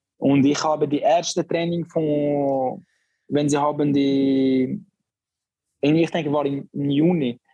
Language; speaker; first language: German; non-native, learner; Albanian